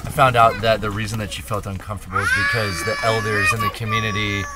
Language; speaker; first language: English; native; English